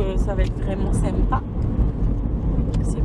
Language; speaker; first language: French; native; French